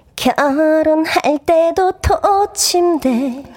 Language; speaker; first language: Korean; native; Korean